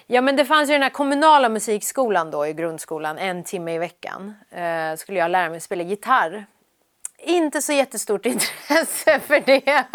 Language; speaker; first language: Swedish; early bilingual, other home language; Persian